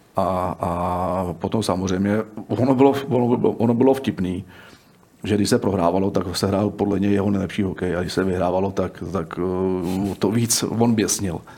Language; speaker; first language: Czech; native; Czech